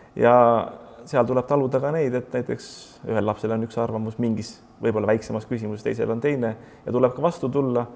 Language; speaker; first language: Estonian; native; Estonian